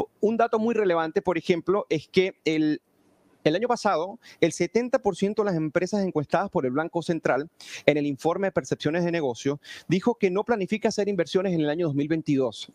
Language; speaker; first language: Spanish; native; Spanish